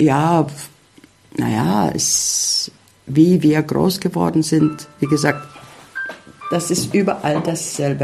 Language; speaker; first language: German; early bilingual, heritage; Czech